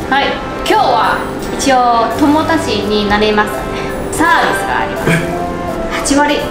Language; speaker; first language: Japanese; non-native, learner; Chinese